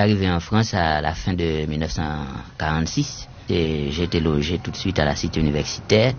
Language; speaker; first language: French; native; French